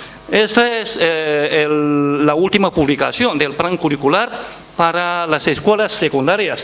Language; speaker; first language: Spanish; non-native, fluent; Chinese